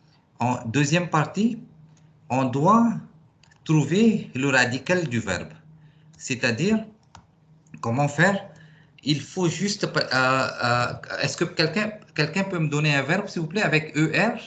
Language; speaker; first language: French; non-native, fluent; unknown